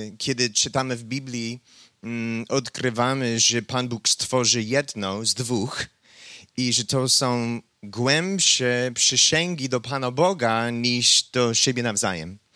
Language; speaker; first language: Polish; non-native, fluent; English